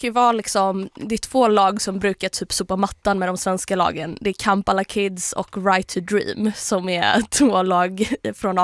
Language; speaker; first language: Swedish; native; Swedish